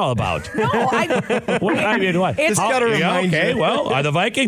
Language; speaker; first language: English; native; English